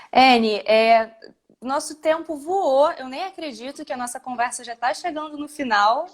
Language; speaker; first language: Portuguese; native; Portuguese